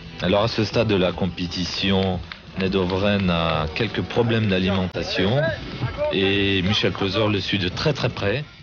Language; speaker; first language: French; native; French